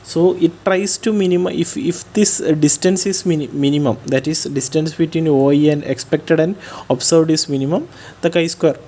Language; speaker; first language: English; non-native, local second language; Malayalam